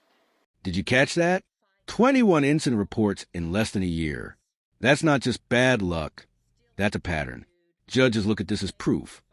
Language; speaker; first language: English; native; English